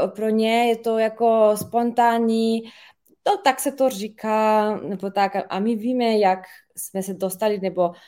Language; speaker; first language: Czech; non-native, fluent; Slovenian